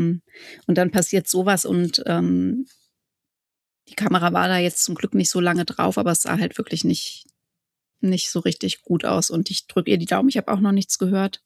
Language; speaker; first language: German; native; German